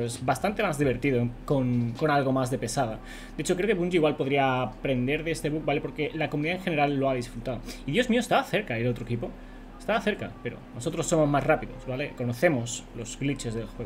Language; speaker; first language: Spanish; native; Spanish